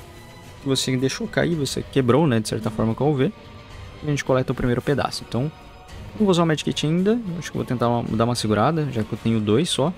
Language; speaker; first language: Portuguese; native; Portuguese